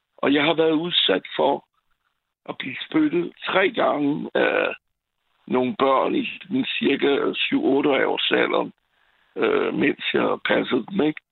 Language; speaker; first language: Danish; non-native, fluent; French